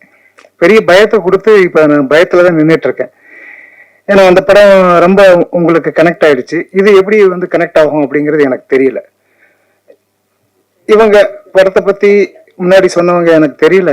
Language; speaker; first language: Tamil; native; Tamil